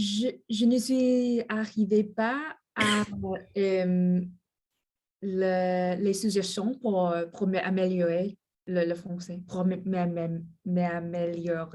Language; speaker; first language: French; non-native, learner; English